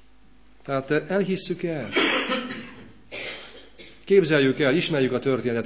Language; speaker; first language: Hungarian; native; Hungarian